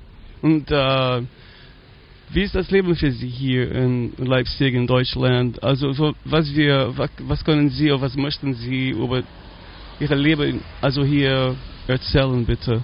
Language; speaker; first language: German; non-native, learner; English